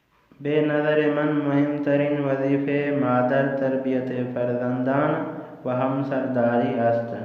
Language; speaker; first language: Persian; non-native, fluent; Urdu